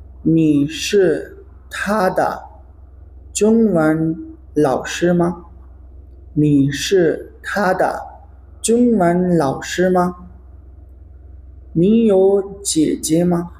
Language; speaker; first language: Chinese; non-native, fluent; Urdu